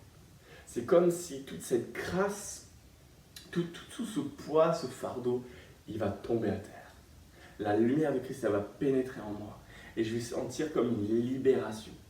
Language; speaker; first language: French; native; French